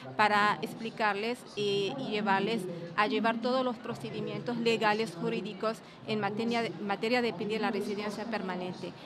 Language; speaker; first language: Spanish; non-native, fluent; Arabic